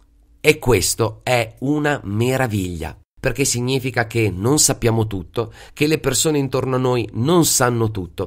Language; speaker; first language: Italian; native; Italian